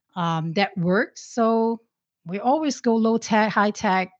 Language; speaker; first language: English; non-native, local second language; Cantonese